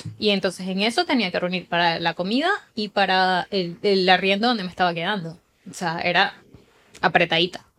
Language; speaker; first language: Spanish; native; Spanish